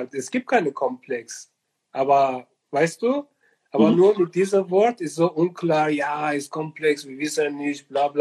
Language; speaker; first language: German; non-native, learner; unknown